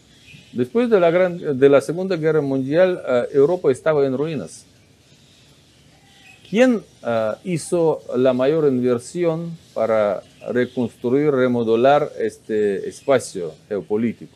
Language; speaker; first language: Spanish; non-native, fluent; Russian